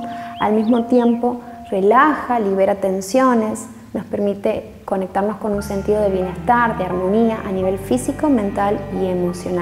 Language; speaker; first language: Spanish; native; Spanish